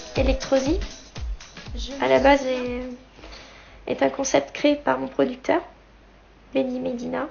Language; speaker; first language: French; native; French